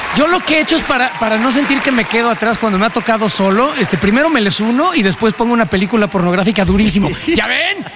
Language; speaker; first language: Spanish; native; Spanish